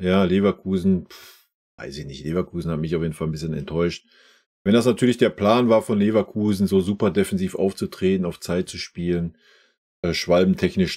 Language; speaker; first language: German; native; German